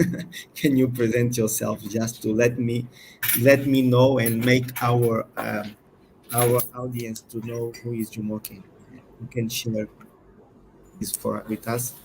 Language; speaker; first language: English; non-native, learner; Portuguese